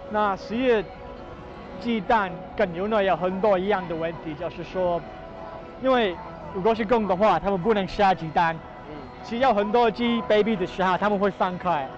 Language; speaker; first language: Chinese; non-native, learner; English